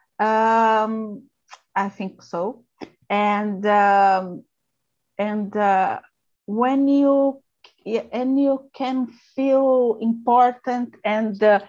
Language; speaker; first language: English; non-native, learner; Portuguese